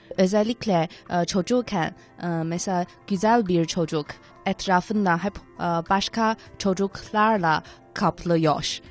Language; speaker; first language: Turkish; non-native, learner; Chinese